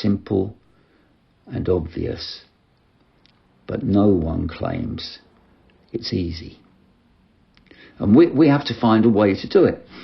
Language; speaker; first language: English; native; English